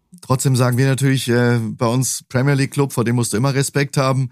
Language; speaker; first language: German; native; German